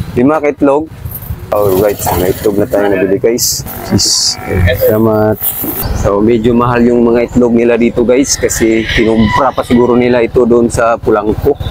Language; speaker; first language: Filipino; non-native, local second language; Cebuano